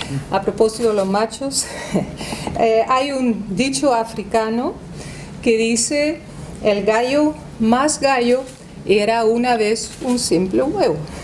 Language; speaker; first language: Spanish; non-native, fluent; Dutch